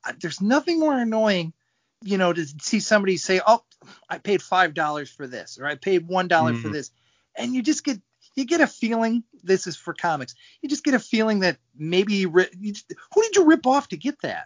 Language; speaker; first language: English; native; English